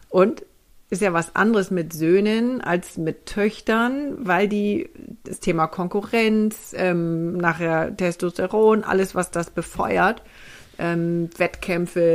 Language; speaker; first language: German; native; German